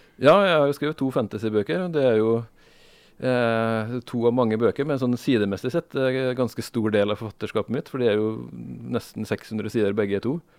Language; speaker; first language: Norwegian; native; Norwegian